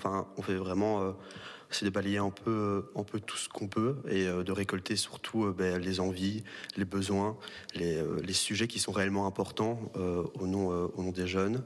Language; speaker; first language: French; native; French